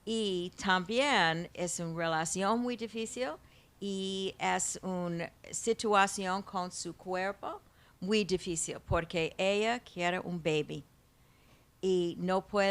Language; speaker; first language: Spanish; non-native, learner; English